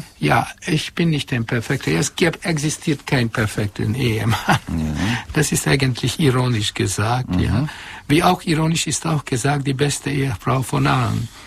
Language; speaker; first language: German; non-native, fluent; Hungarian